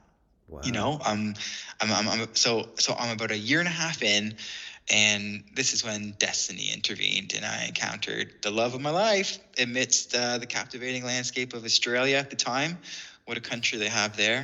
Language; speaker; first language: English; native; English